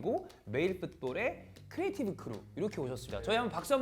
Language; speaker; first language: Korean; native; Korean